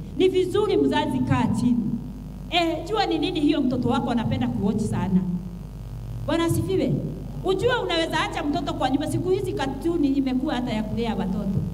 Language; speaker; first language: Swahili; non-native, local second language; Kikuyu